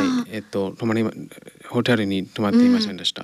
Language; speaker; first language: Japanese; non-native, learner; English